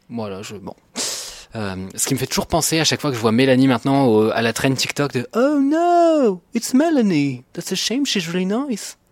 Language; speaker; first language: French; native; French